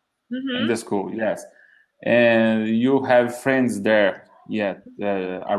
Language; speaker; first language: English; non-native, learner; Portuguese